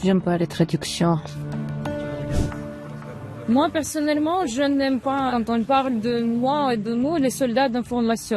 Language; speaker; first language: French; non-native, fluent; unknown